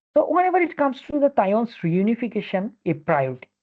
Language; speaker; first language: English; non-native, local second language; Bangla